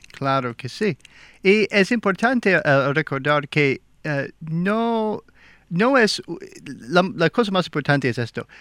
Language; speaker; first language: Spanish; non-native, learner; English